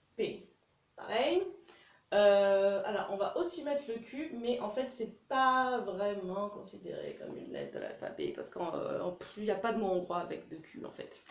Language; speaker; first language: French; native; French